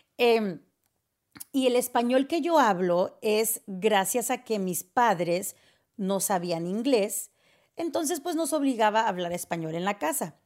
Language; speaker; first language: Spanish; early bilingual, heritage; Spanish